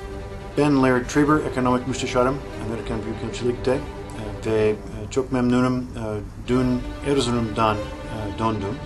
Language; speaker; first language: Turkish; non-native, learner; English